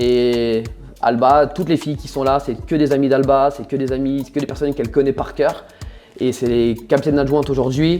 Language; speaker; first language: French; native; French